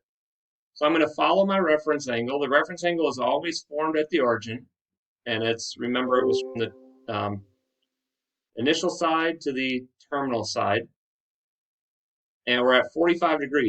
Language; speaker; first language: English; native; English